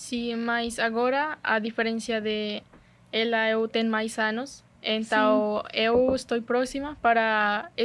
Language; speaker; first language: Portuguese; non-native, learner; Spanish